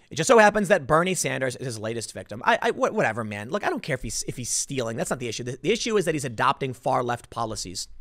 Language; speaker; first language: English; native; English